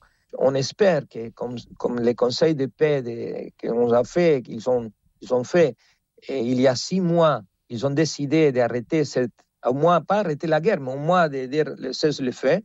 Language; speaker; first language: French; non-native, fluent; Spanish